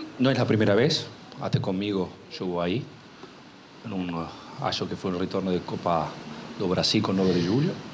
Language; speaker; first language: Portuguese; non-native, local second language; Spanish